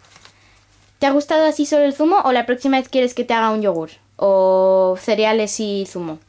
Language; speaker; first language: Spanish; native; Spanish